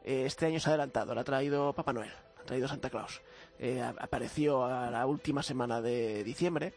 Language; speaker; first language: Spanish; native; Spanish